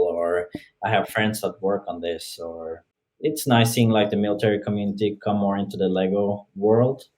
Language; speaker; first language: English; non-native, fluent; Norwegian